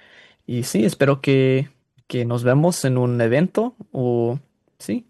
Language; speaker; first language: Spanish; non-native, learner; English